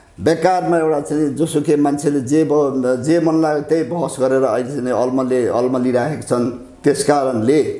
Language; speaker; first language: Nepali; non-native, local second language; Limbu